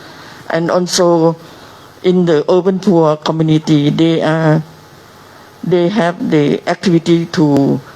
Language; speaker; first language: English; non-native, learner; Thai